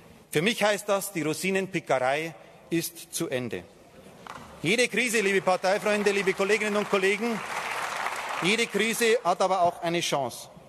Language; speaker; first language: German; native; German